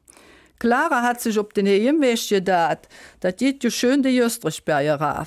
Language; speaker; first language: German; native; German